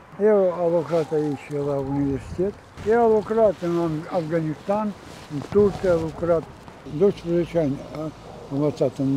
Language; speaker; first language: Romanian; non-native, local second language; Gagauz